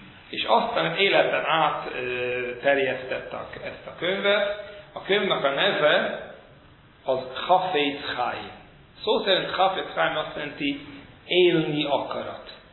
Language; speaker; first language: Hungarian; non-native, fluent; English